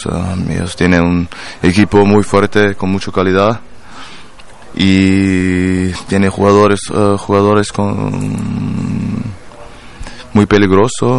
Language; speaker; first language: Spanish; non-native, learner; German